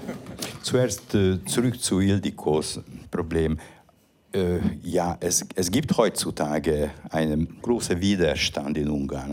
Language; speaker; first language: German; non-native, fluent; Hungarian